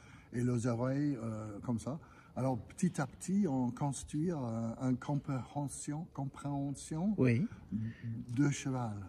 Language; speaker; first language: French; non-native, fluent; English